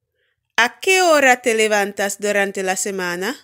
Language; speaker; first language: Spanish; non-native, fluent; English